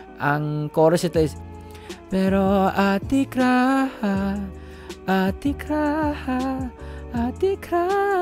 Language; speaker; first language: Filipino; non-native, local second language; Cebuano